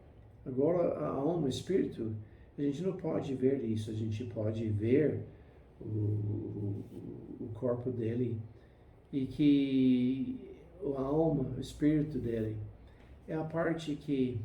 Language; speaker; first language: Portuguese; non-native, fluent; English